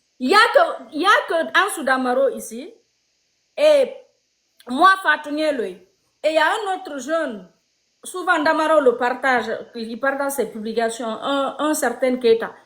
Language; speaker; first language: French; non-native, local second language; Fula